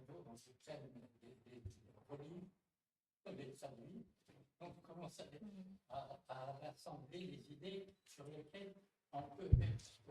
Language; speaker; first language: French; non-native, local second language; Arabic